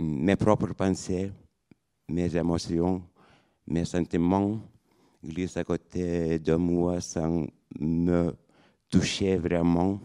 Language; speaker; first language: French; non-native, fluent; Lithuanian